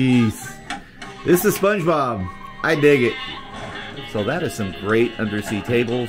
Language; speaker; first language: English; native; English